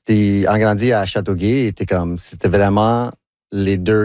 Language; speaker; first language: French; non-native, local second language; English